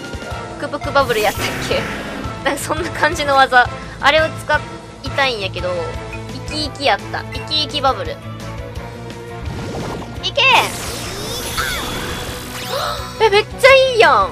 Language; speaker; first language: Japanese; native; Japanese